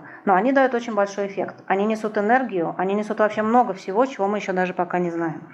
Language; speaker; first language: Russian; native; Russian